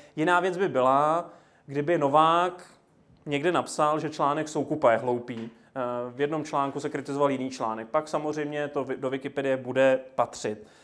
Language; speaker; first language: Czech; native; Czech